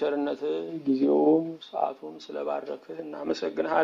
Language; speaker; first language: Amharic; native; Amharic